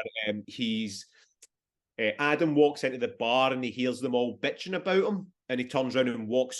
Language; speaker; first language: English; native; English